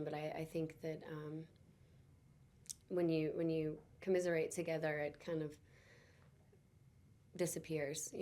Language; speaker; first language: English; native; English